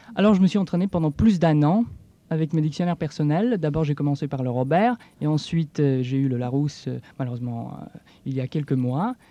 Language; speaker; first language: French; non-native, fluent; Bulgarian